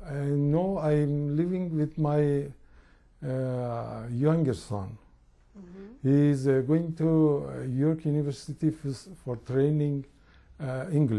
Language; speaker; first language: English; non-native, learner; Persian